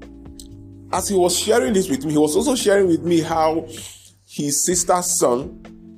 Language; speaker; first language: English; non-native, local second language; Igbo